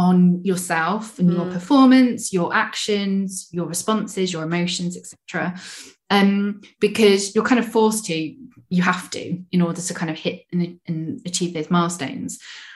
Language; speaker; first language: English; native; English